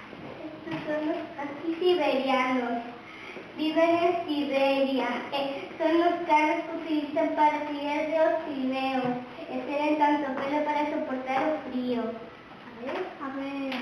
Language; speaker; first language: Spanish; non-native, local second language; Galician